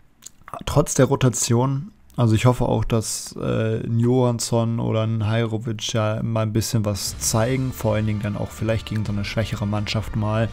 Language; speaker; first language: German; native; German